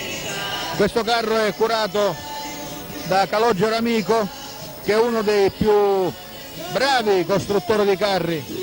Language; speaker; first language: Italian; native; Italian